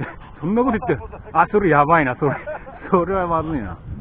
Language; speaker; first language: Japanese; native; Japanese